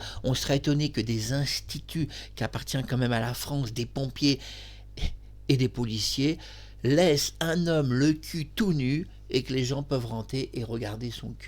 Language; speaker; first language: French; native; French